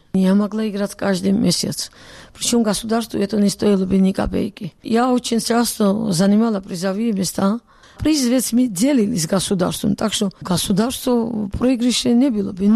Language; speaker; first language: Russian; non-native, local second language; Georgian